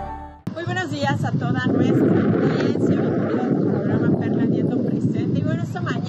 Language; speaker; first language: Spanish; native; Spanish